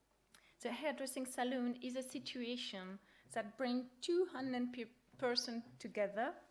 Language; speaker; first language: English; non-native, fluent; French